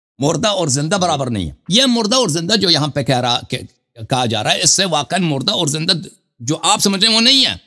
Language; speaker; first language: Urdu; non-native, fluent; Persian